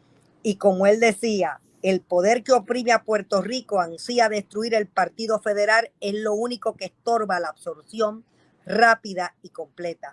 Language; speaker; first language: Spanish; native; Spanish